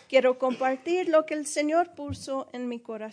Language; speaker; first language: Spanish; early bilingual, heritage; Spanish